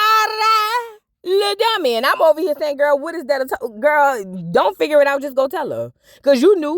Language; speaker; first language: English; native; English